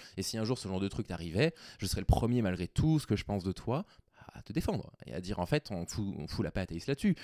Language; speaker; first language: French; native; French